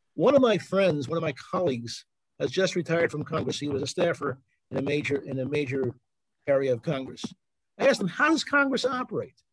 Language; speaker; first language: English; native; English